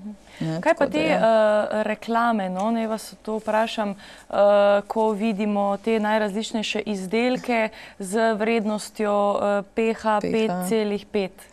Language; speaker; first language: Slovenian; native; Slovenian